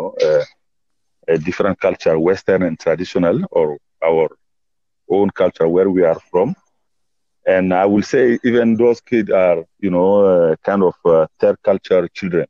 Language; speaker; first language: English; non-native, fluent; Bambara